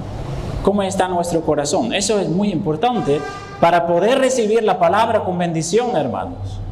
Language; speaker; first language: Spanish; non-native, fluent; Dutch